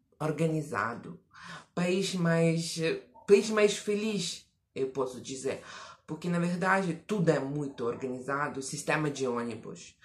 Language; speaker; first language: Portuguese; non-native, fluent; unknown